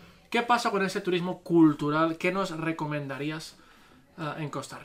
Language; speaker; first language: Spanish; native; Spanish